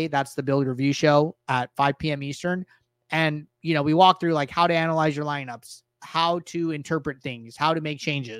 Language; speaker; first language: English; native; English